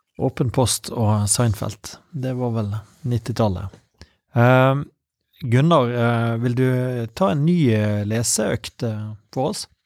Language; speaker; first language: Norwegian; native; Norwegian